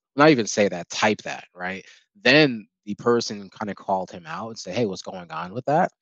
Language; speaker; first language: English; native; English